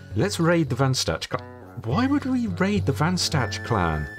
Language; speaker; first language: English; native; English